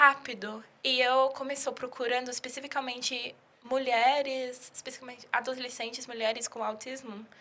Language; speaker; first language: Portuguese; early bilingual, heritage; English